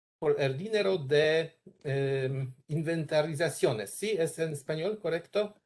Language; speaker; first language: Spanish; non-native, learner; Polish